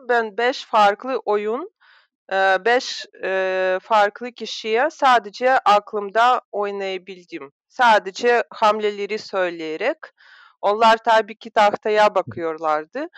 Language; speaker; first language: Turkish; non-native, fluent; Russian